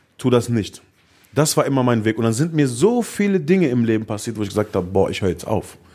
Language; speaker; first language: German; early bilingual, other home language; Arabic